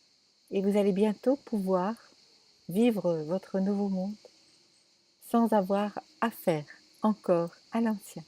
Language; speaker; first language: French; native; French